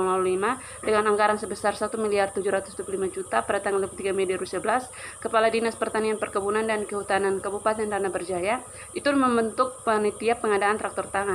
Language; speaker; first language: Indonesian; native; Indonesian